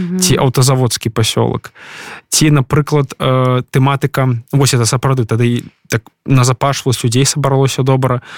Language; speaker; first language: Belarusian; non-native, local second language; Russian